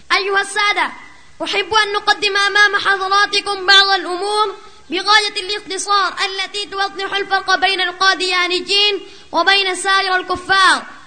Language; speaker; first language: Arabic; non-native, fluent; Urdu